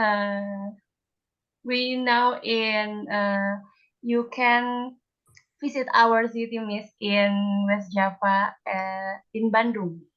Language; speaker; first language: English; non-native, learner; Indonesian